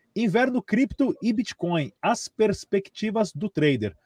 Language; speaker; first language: Portuguese; early bilingual, heritage; English